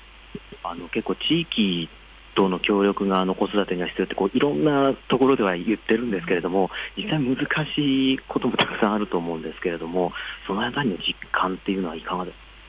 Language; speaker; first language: Japanese; native; Japanese